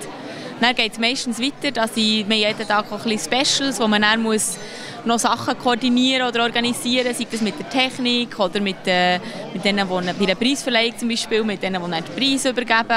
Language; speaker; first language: German; native; German